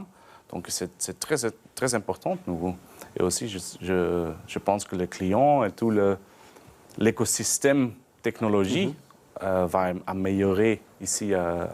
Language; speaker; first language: French; non-native, learner; Dutch